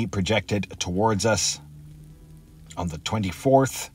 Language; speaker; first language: English; native; English